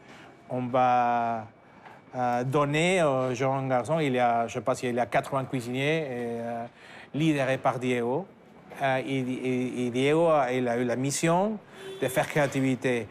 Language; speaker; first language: French; non-native, fluent; Spanish